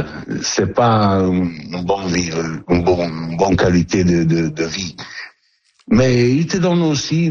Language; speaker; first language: French; non-native, learner; Italian